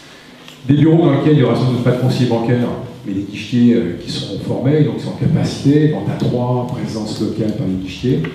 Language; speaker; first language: French; native; French